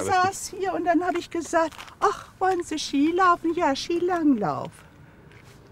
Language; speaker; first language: German; native; German